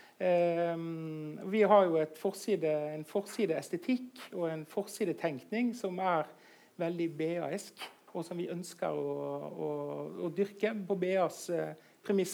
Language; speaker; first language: Norwegian; native; Norwegian